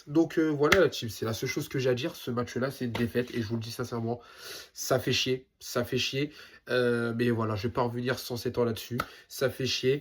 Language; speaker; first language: French; native; French